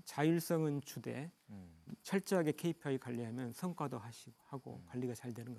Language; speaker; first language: Korean; native; Korean